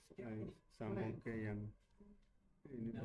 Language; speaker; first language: Indonesian; non-native, fluent; Tetum